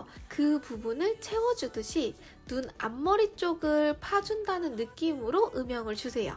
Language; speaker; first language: Korean; native; Korean